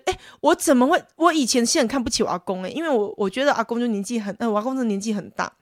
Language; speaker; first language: Chinese; non-native, local second language; Min Nan Chinese